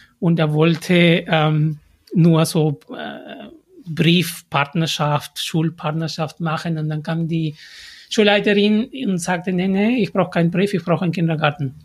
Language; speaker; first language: German; non-native, fluent; Spanish